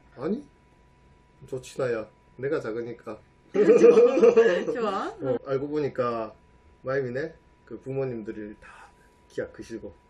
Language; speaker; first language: Korean; native; Korean